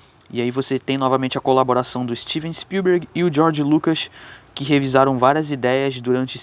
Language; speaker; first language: Portuguese; native; Portuguese